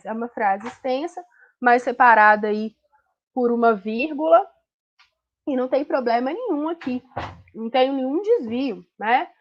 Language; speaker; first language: Portuguese; native; Portuguese